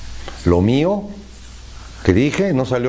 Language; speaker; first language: Spanish; native; Spanish